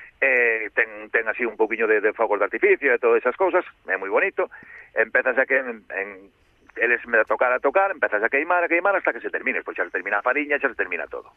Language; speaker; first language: Galician; native; Galician